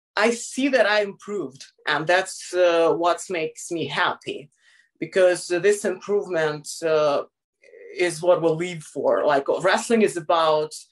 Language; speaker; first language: English; non-native, fluent; Russian